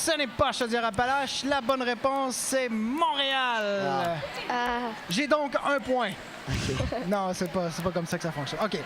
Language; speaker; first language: French; native; French